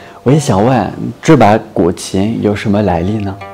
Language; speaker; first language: Chinese; non-native, fluent; French